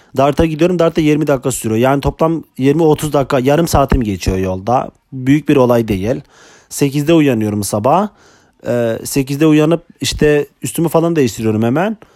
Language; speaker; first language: Turkish; native; Turkish